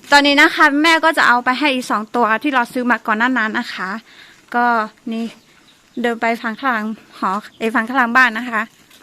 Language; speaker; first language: Thai; non-native, local second language; S'gaw Karen